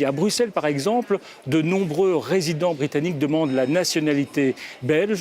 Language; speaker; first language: French; native; French